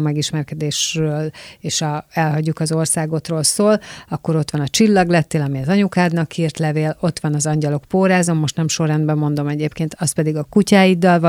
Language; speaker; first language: Hungarian; native; Hungarian